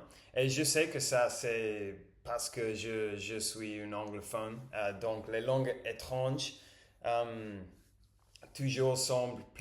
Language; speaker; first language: French; non-native, learner; English